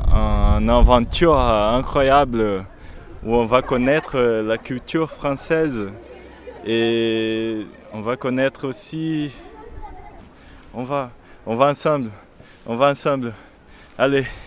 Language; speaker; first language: French; non-native, fluent; Portuguese